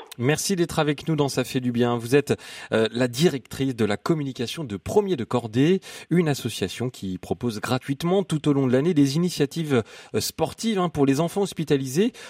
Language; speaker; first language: French; native; French